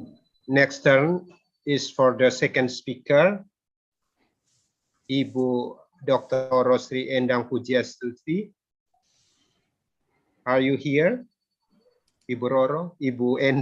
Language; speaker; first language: English; non-native, fluent; Indonesian